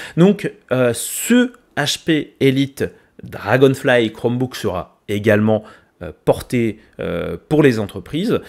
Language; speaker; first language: French; native; French